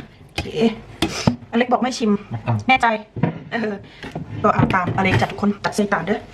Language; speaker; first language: Thai; native; Thai